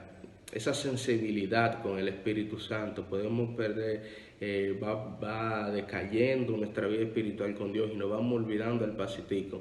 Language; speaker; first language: Spanish; native; Spanish